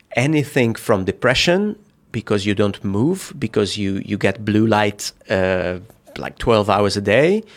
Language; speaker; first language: English; non-native, fluent; Hungarian